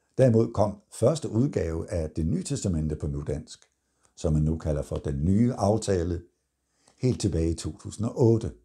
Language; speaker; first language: Danish; native; Danish